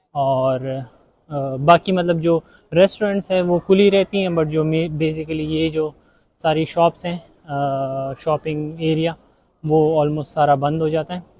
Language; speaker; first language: Urdu; native; Urdu